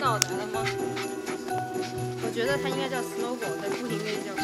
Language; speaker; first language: Chinese; native; Chinese